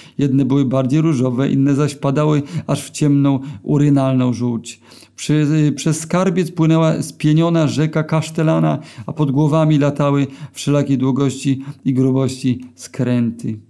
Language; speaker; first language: Polish; native; Polish